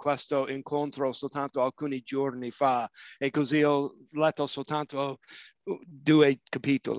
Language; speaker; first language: Italian; non-native, fluent; English